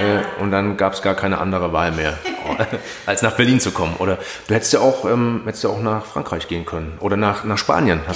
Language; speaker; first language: German; native; German